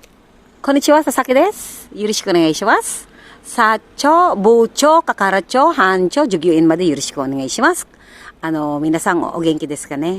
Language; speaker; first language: Japanese; non-native, learner; Filipino